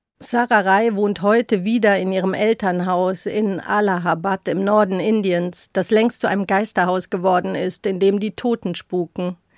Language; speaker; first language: German; native; German